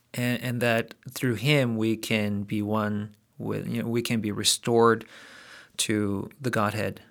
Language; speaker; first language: English; early bilingual, other home language; Korean